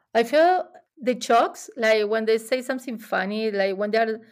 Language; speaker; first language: English; non-native, fluent; Spanish